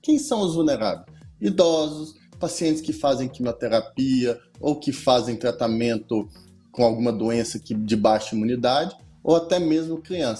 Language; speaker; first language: Portuguese; native; Portuguese